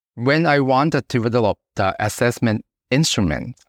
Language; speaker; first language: English; non-native, fluent; Thai